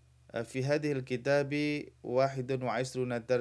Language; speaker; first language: Arabic; non-native, fluent; Indonesian